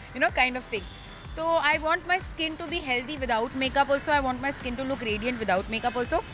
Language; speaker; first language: Hindi; non-native, local second language; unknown